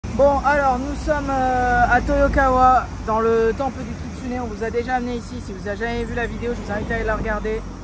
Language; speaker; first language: French; native; French